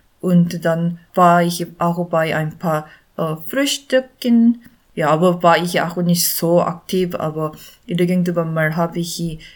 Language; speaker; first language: German; non-native, learner; Korean